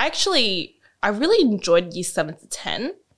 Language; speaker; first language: English; native; English